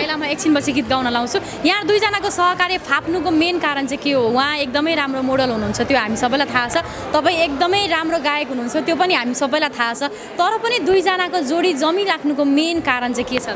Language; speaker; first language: Nepali; native; Nepali